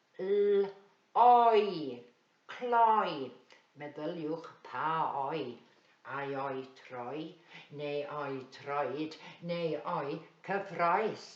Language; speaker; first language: Welsh; native; Welsh